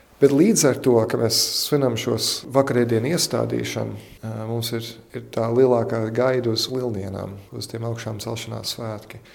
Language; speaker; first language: Latvian; early bilingual, heritage; Latvian